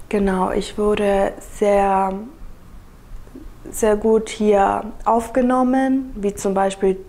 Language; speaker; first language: German; early bilingual, other home language; Kurdish